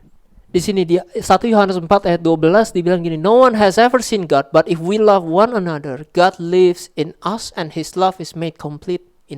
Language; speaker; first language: English; non-native, local second language; Indonesian